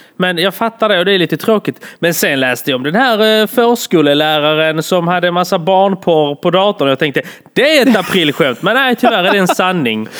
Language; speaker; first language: Swedish; early bilingual, other home language; Polish